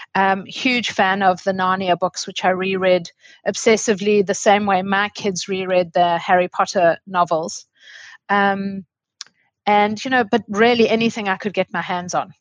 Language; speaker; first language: English; native; English